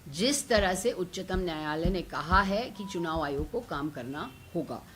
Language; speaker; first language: Hindi; non-native, local second language; Bangla